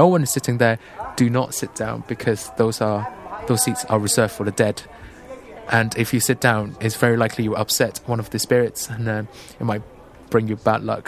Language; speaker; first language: English; non-native, local second language; Cantonese